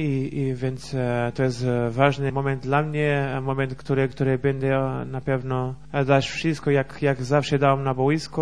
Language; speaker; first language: Polish; non-native, learner; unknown